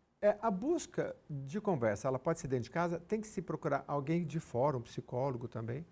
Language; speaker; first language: Portuguese; native; Portuguese